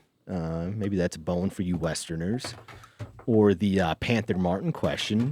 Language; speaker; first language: English; native; English